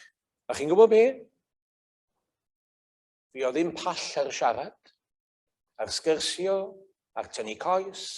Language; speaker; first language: Welsh; native; Welsh